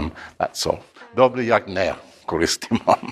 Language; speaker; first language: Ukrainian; non-native, learner; English